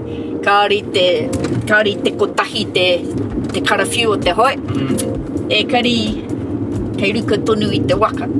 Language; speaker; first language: Māori; non-native, local second language; English